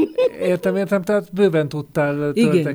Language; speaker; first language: Hungarian; native; Hungarian